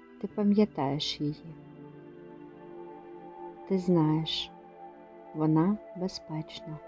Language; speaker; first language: Ukrainian; native; Ukrainian